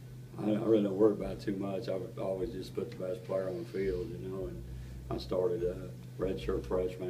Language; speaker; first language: English; native; English